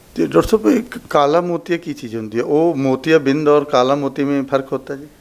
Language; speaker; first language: Hindi; non-native, local second language; Punjabi